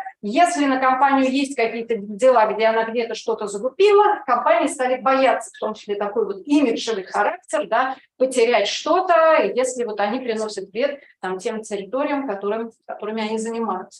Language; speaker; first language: Russian; native; Russian